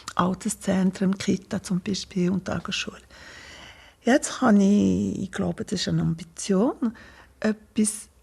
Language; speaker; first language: German; non-native, local second language; French